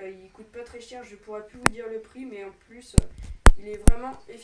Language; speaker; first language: French; native; French